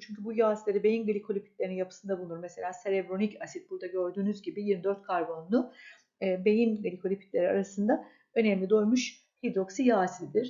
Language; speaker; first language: Turkish; native; Turkish